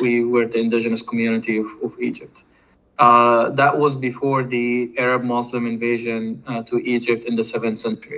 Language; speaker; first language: English; non-native, fluent; Arabic